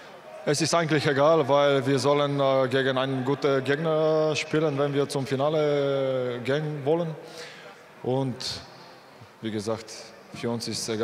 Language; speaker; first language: German; non-native, fluent; Bulgarian